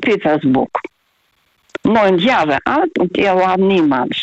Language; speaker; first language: German; non-native, fluent; Russian